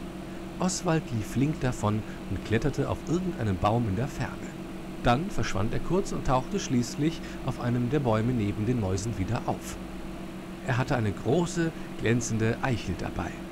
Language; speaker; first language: German; native; German